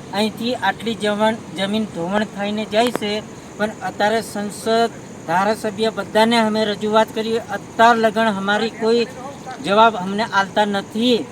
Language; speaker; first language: Gujarati; non-native, local second language; Rathawi